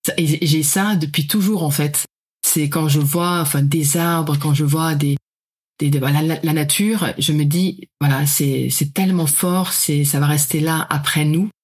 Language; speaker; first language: French; non-native, fluent; Dutch